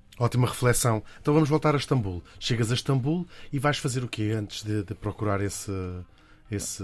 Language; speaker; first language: Portuguese; native; Portuguese